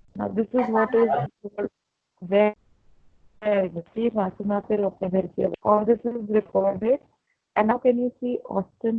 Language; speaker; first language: English; non-native, local second language; Hindi